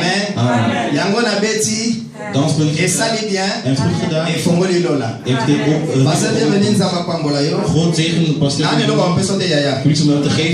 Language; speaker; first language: Dutch; non-native, learner; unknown